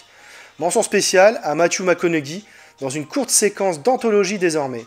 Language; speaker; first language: French; native; French